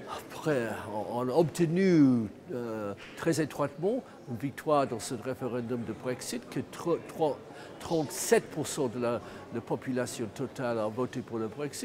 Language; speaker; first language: French; non-native, fluent; English